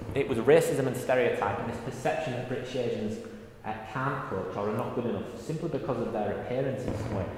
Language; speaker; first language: English; native; English